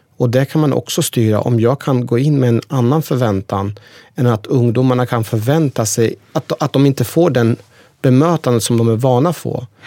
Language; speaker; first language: Swedish; early bilingual, other home language; Persian